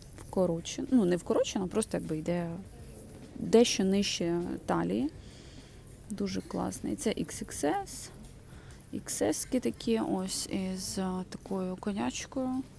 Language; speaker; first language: Ukrainian; non-native, local second language; Russian